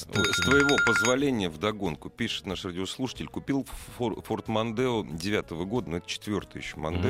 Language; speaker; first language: Russian; native; Russian